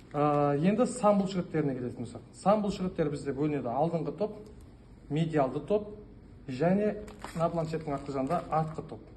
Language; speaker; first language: Kazakh; native; Kazakh